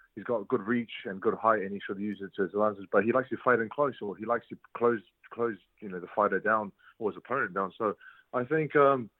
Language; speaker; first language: English; native; English